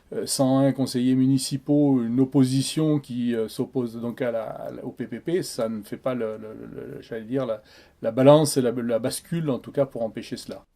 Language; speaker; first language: French; native; French